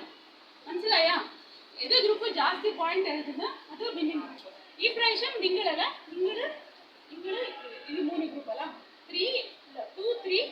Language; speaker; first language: Malayalam; non-native, learner; Kannada